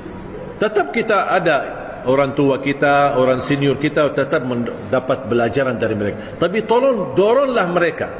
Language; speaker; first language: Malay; non-native, fluent; Arabic